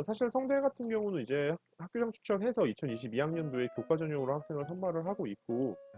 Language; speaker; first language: Korean; native; Korean